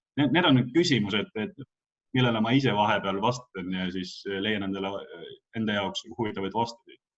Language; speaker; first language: Estonian; non-native, local second language; Russian